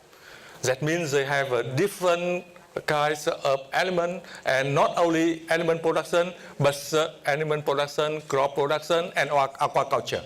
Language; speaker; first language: English; non-native, fluent; Vietnamese